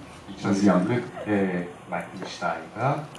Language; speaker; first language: Korean; native; Korean